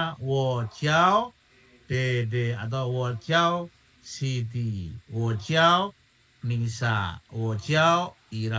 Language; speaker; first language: Chinese; non-native, fluent; Indonesian